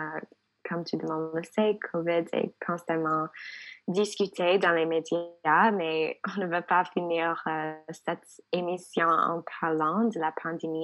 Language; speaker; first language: French; non-native, local second language; English